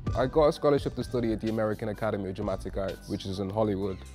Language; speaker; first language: English; native; English